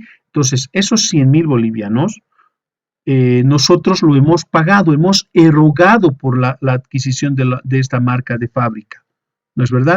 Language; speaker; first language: Spanish; native; Spanish